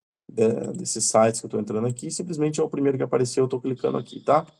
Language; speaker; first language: Portuguese; native; Portuguese